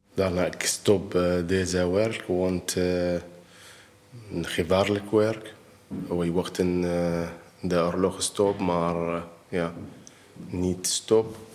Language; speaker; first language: Dutch; non-native, learner; Arabic